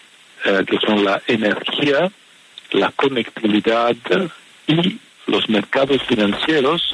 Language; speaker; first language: Spanish; non-native, fluent; Italian